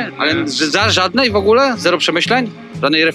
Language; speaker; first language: Polish; native; Polish